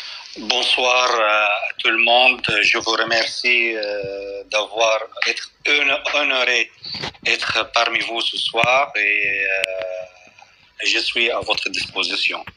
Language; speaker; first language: French; non-native, fluent; Arabic